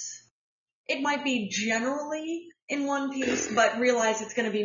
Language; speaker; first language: English; native; English